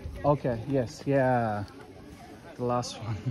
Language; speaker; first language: English; non-native, local second language; Hindi